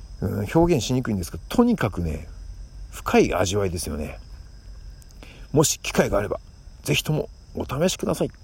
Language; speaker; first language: Japanese; native; Japanese